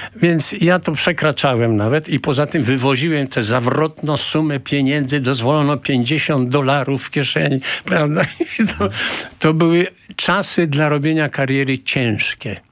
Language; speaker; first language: Polish; native; Polish